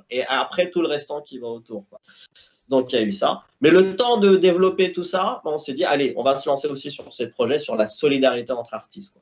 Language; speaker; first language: French; native; French